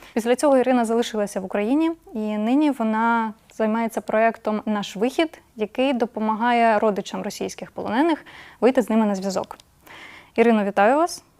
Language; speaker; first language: Ukrainian; native; Ukrainian